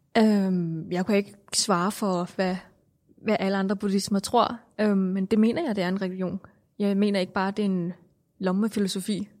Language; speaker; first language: Danish; non-native, fluent; Thai